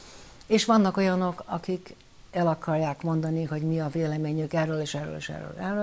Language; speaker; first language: Hungarian; early bilingual, heritage; Hungarian